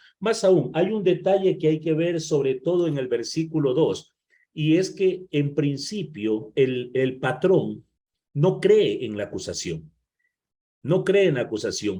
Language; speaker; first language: Spanish; native; Spanish